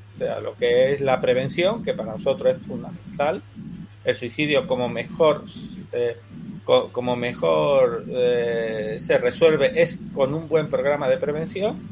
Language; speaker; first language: Spanish; native; Spanish